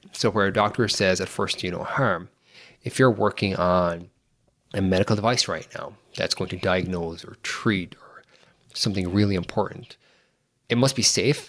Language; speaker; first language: English; native; English